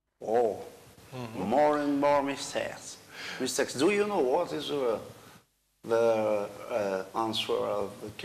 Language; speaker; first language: English; non-native, learner; Malagasy